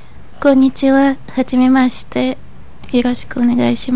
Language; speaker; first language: Japanese; non-native, fluent; Bulgarian